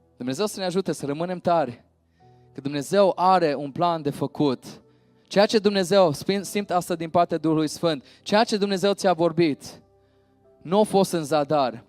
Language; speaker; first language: Romanian; early bilingual, heritage; Romanian